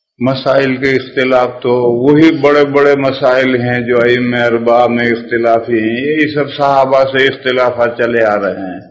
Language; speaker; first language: Urdu; native; Urdu